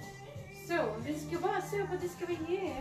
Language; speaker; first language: Swedish; non-native, learner; Cebuano